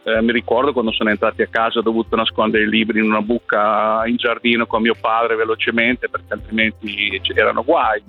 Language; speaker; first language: Italian; non-native, fluent; Spanish